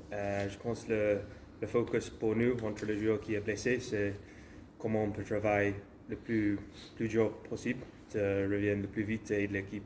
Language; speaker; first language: French; non-native, learner; English